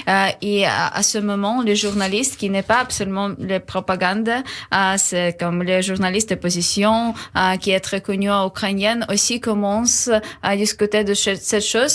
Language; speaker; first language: French; non-native, learner; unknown